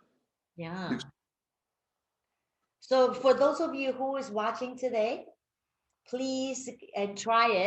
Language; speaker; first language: English; non-native, fluent; Chinese